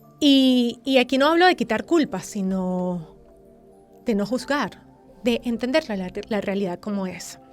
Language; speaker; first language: Spanish; native; Spanish